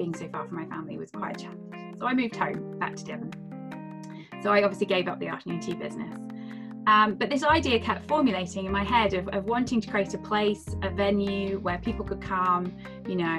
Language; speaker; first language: English; native; English